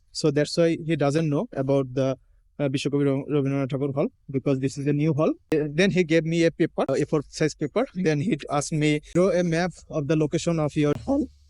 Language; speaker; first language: English; non-native, local second language; Bangla